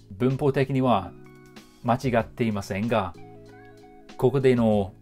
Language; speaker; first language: Japanese; non-native, fluent; English